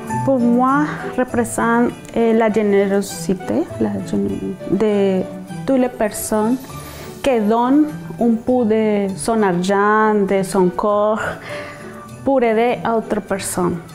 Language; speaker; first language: French; non-native, learner; Spanish